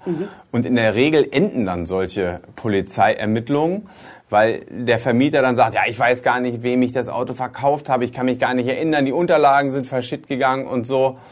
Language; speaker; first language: German; native; German